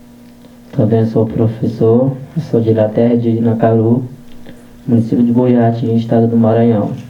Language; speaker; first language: Portuguese; non-native, local second language; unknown